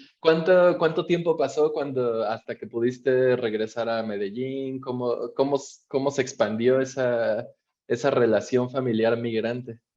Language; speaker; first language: Spanish; native; Spanish